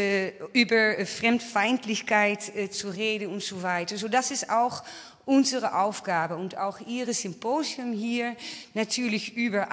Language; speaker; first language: German; non-native, fluent; Dutch